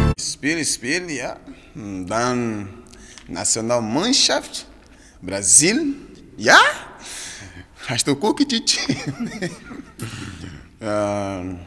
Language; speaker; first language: German; non-native, learner; Portuguese